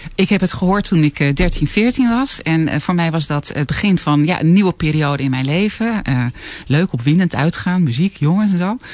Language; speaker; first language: Dutch; native; Dutch